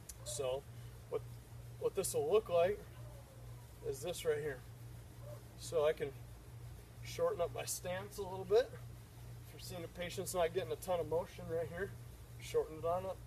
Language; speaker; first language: English; native; English